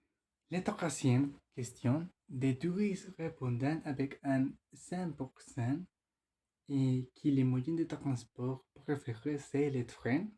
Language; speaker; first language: French; non-native, learner; Spanish